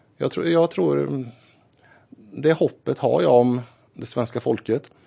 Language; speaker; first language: Swedish; native; Swedish